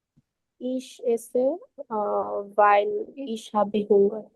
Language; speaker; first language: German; non-native, learner; Bangla